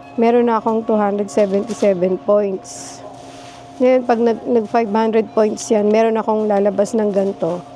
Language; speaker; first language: Filipino; native; Filipino